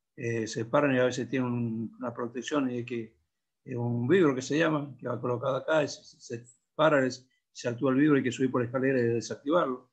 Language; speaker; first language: Spanish; native; Spanish